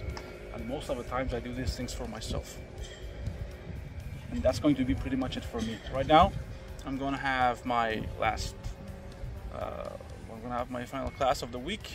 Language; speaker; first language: English; non-native, fluent; Persian